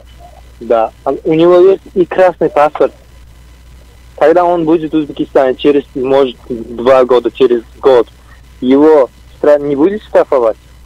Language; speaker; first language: Russian; non-native, local second language; Uzbek